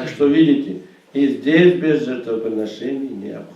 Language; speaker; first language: Russian; native; Russian